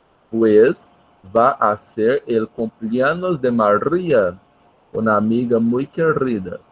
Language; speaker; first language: Spanish; non-native, fluent; Portuguese